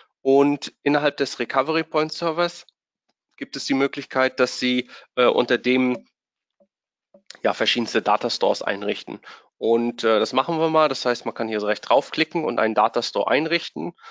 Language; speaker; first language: German; native; German